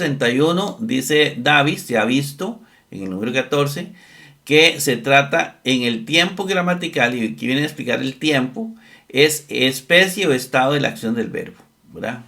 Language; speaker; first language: Spanish; native; Spanish